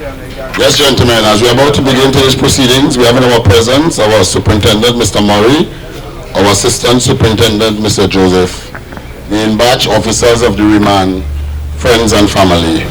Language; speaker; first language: English; native; English